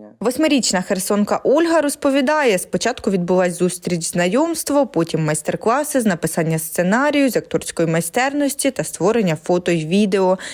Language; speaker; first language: Ukrainian; native; Ukrainian